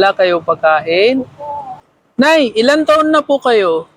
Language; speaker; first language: Filipino; non-native, learner; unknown